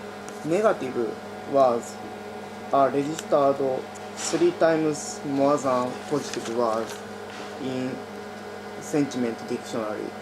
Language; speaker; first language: English; non-native, learner; Japanese